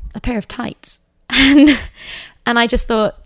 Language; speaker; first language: English; native; English